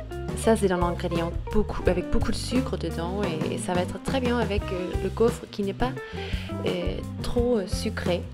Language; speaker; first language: French; non-native, fluent; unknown